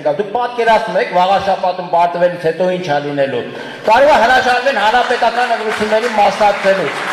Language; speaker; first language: Armenian; native; Armenian